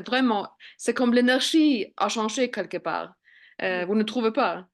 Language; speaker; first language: French; non-native, fluent; Swedish